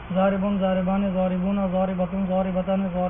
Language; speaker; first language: Arabic; non-native, learner; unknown